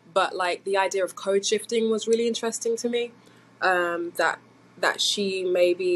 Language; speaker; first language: English; native; English